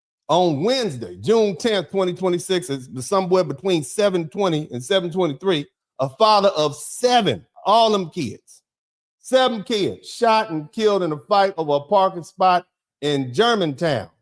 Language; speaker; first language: English; native; English